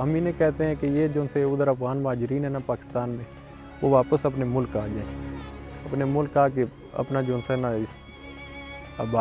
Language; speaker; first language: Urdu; early bilingual, other home language; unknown